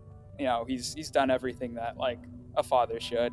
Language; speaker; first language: English; early bilingual, other home language; Swahili